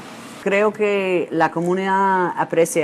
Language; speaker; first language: Spanish; non-native, fluent; English